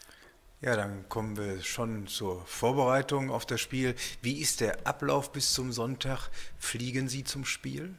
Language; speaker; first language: German; native; German